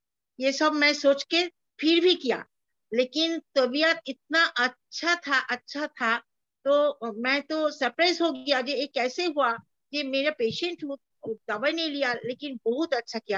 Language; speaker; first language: Hindi; non-native, local second language; Bangla